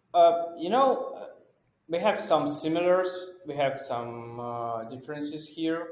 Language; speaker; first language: English; non-native, fluent; Russian